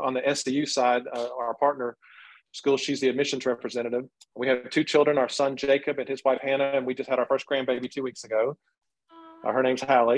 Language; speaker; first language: English; native; English